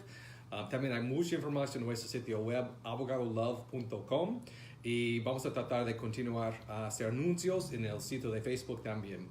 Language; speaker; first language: Spanish; non-native, fluent; English